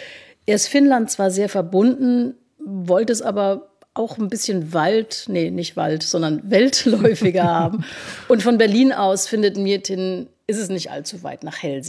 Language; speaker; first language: German; native; German